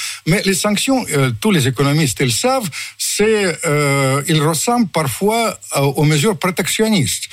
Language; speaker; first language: French; non-native, fluent; Russian